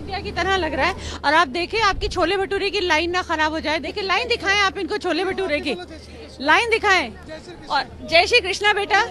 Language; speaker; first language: Hindi; native; Hindi